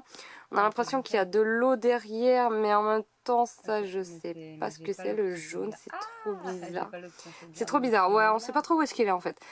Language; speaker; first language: French; native; French